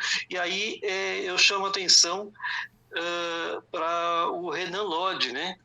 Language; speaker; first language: Portuguese; native; Portuguese